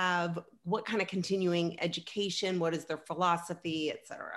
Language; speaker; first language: English; native; English